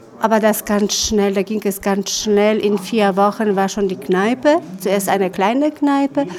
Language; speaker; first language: German; non-native, fluent; Polish